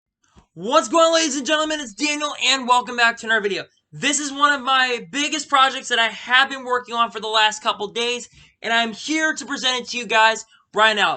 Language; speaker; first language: English; native; English